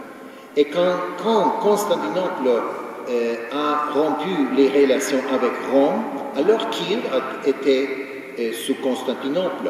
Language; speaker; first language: French; non-native, fluent; Ukrainian